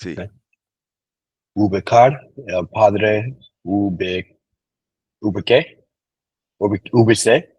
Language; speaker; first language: Spanish; non-native, learner; English